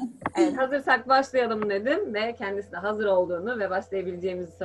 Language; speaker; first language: Turkish; native; Turkish